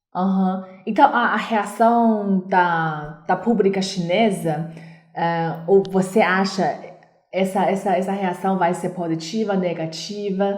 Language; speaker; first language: Portuguese; non-native, learner; Chinese